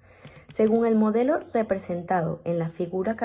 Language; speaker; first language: Spanish; native; Spanish